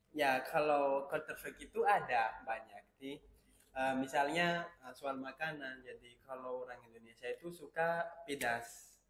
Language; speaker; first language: Indonesian; non-native, fluent; Malagasy